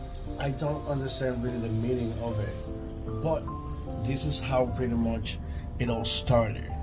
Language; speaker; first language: English; native; English